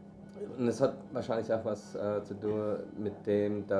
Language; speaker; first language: German; early bilingual, heritage; English